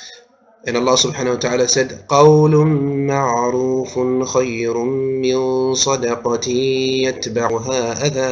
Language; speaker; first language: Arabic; non-native, fluent; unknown